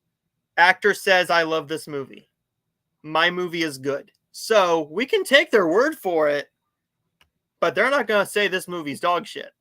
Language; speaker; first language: English; native; English